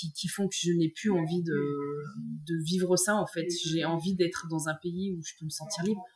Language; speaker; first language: French; native; French